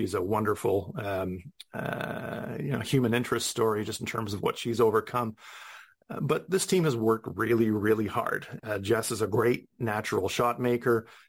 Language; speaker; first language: English; native; English